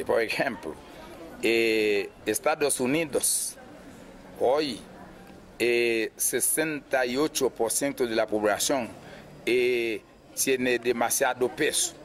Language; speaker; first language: Spanish; non-native, fluent; Haitian Creole